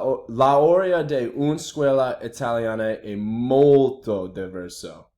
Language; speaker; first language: Italian; non-native, learner; English